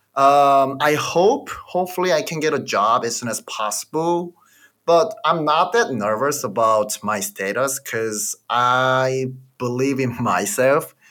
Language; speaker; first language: English; non-native, fluent; Korean